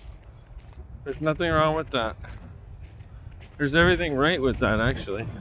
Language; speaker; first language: English; native; English